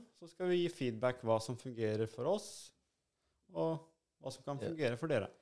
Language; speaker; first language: Norwegian; early bilingual, other home language; Albanian